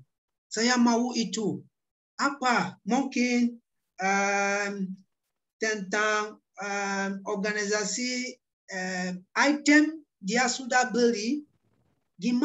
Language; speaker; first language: Indonesian; non-native, learner; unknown